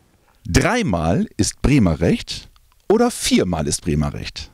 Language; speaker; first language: German; native; German